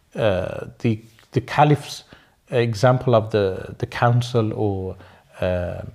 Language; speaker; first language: English; native; English